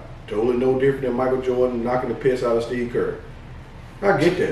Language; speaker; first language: English; native; English